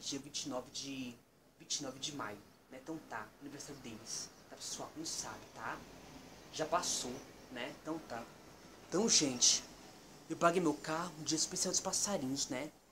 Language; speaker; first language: Portuguese; native; Portuguese